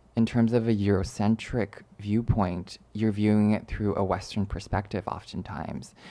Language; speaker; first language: English; early bilingual, other home language; Chinese